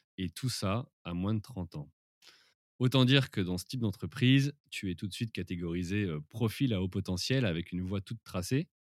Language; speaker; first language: French; native; French